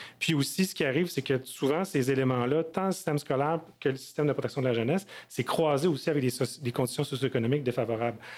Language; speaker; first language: French; native; French